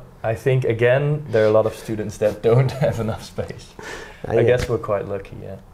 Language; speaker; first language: English; non-native, fluent; Dutch